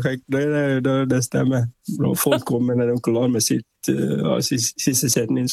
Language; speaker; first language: Swedish; non-native, fluent; Vietnamese